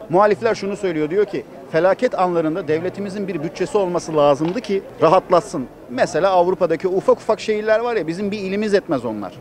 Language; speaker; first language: Turkish; native; Turkish